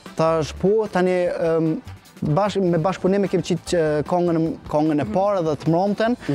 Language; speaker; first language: Albanian; early bilingual, heritage; Albanian